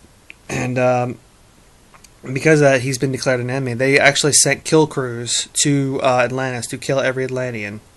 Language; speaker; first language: English; native; English